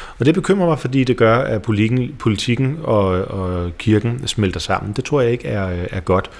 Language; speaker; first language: Danish; native; Danish